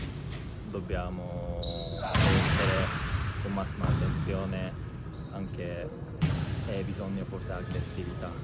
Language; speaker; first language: Italian; non-native, learner; Japanese